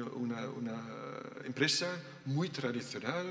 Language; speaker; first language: Spanish; non-native, learner; German